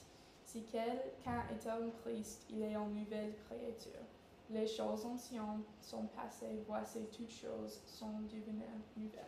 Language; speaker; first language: French; non-native, learner; English